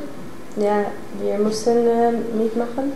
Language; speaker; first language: German; non-native, learner; Dutch